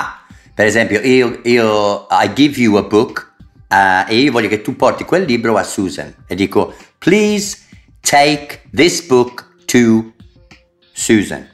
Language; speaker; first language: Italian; non-native, fluent; English